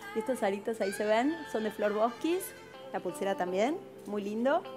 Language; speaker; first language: Spanish; native; Spanish